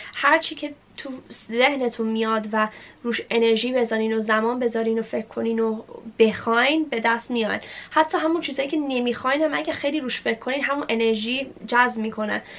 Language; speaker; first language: Persian; early bilingual, heritage; Persian